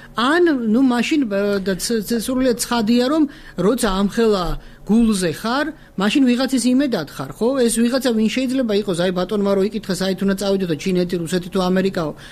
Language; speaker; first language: Georgian; native; Georgian